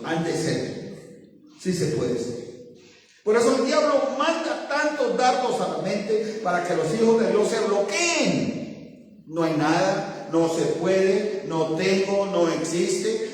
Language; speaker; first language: Spanish; native; Spanish